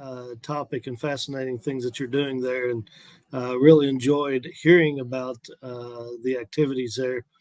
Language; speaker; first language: English; native; English